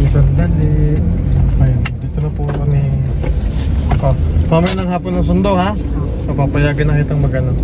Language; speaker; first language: Filipino; native; Filipino